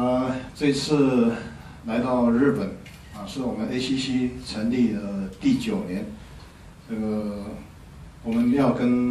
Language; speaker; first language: Chinese; native; Chinese